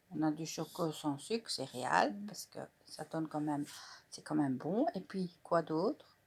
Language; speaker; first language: French; native; French